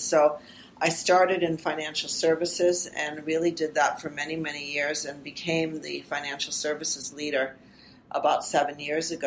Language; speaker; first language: English; early bilingual, other home language; Armenian